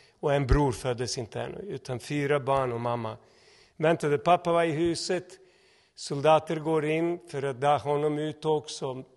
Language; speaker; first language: Swedish; non-native, fluent; Serbian